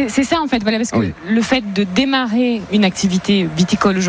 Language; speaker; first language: French; native; French